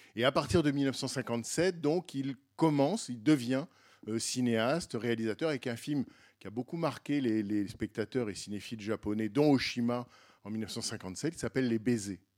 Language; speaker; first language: French; native; French